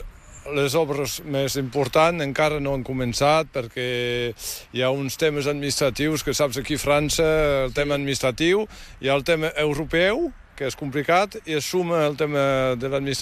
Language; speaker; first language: Catalan; native; Catalan